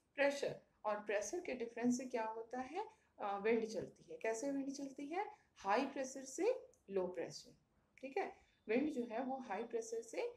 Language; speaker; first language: Hindi; native; Hindi